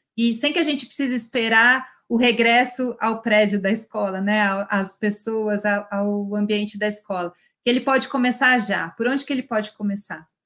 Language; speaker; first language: Portuguese; native; Portuguese